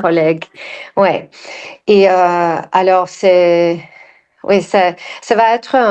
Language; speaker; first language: French; non-native, learner; English